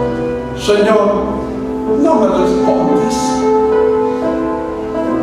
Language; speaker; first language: Spanish; native; Spanish